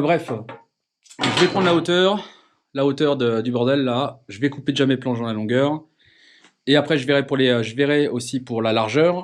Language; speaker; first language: French; native; French